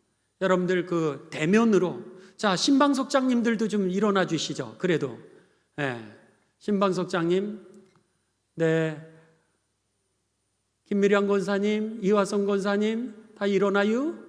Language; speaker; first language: Korean; native; Korean